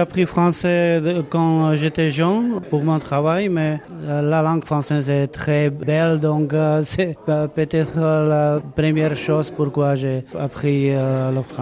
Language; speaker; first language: French; non-native, fluent; Slovak